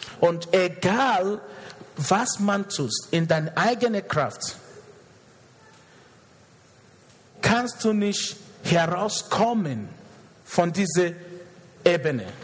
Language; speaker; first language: German; non-native, fluent; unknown